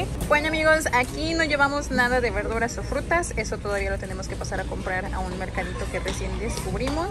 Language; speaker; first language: Spanish; native; Spanish